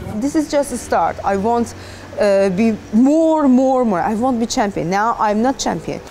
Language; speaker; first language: English; non-native, learner; Persian